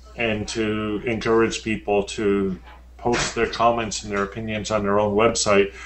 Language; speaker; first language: English; native; English